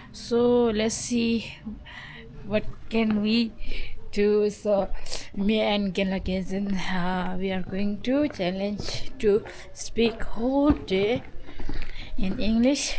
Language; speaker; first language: English; non-native, learner; Tibetan